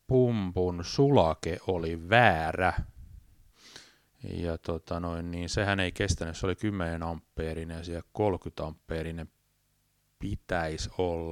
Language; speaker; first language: Finnish; native; Finnish